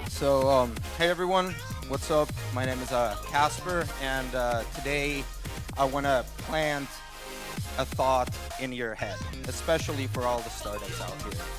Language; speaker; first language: English; non-native, fluent; Finnish